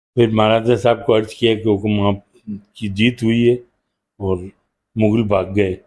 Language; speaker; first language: Hindi; native; Hindi